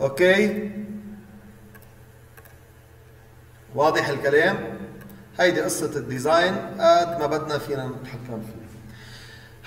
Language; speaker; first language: Arabic; native; Arabic